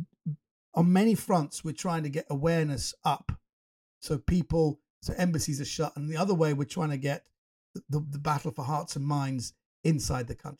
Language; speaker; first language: English; native; English